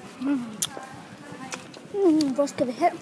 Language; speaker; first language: Danish; early bilingual, other home language; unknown